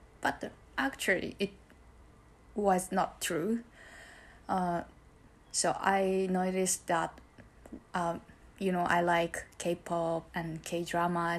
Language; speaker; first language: English; non-native, learner; Japanese